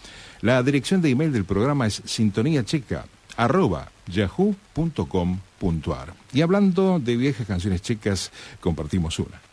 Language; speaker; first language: Spanish; native; Spanish